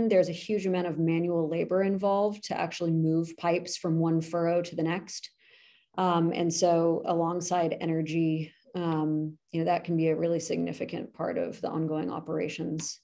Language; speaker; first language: English; native; English